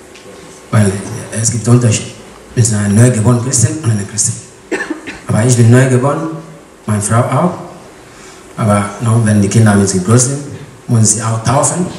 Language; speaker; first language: German; non-native, learner; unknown